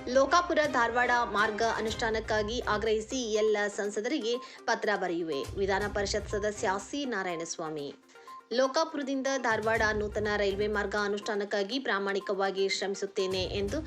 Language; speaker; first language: Kannada; native; Kannada